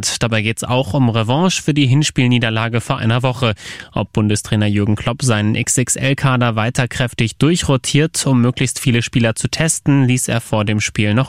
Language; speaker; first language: German; native; German